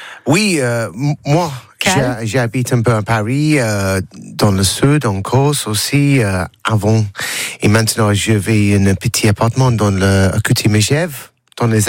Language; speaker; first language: French; non-native, learner; English